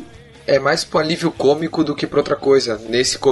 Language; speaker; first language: Portuguese; native; Portuguese